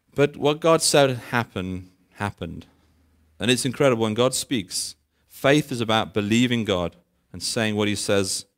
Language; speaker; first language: English; native; English